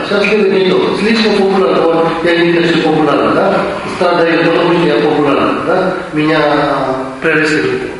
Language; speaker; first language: Russian; non-native, learner; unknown